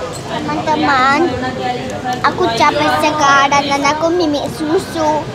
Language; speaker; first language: Indonesian; early bilingual, heritage; Indonesian